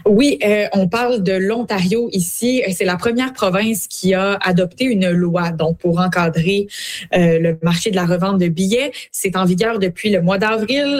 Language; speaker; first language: French; native; French